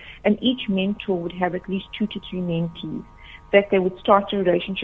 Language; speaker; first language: English; native; English